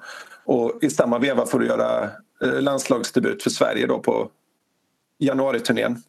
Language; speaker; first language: Swedish; native; Swedish